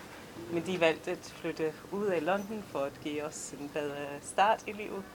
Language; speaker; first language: Danish; non-native, fluent; English